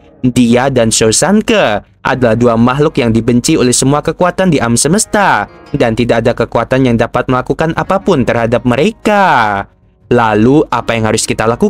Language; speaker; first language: Indonesian; native; Indonesian